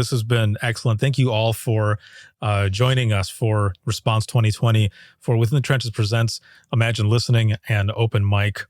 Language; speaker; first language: English; native; English